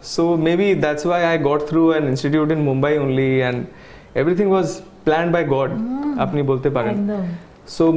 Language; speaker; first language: English; non-native, local second language; Bangla